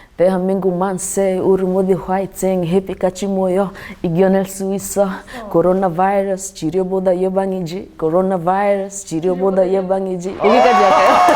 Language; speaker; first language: Korean; non-native, fluent; Swahili